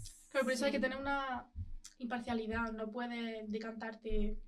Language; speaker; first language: Spanish; native; Spanish